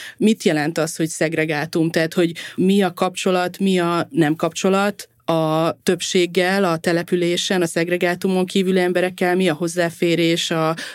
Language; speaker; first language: Hungarian; native; Hungarian